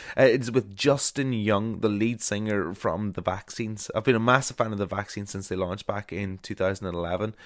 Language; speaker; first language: English; native; English